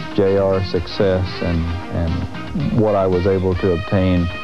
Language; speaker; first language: English; native; English